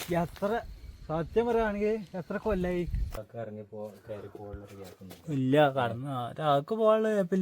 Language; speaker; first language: Malayalam; native; Malayalam